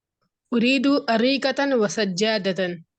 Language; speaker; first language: Arabic; non-native, learner; Urdu